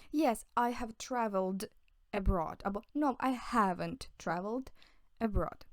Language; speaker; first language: English; non-native, fluent; Ukrainian